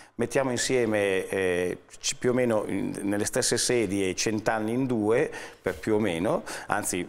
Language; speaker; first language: Italian; native; Italian